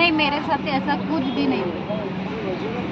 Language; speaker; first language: Hindi; non-native, local second language; Marathi